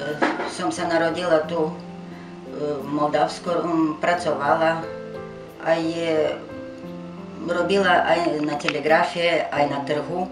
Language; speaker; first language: Slovak; non-native, learner; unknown